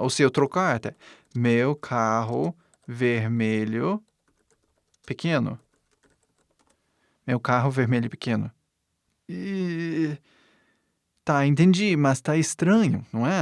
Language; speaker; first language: Portuguese; non-native, fluent; English